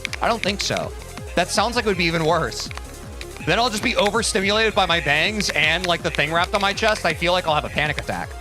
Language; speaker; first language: English; native; English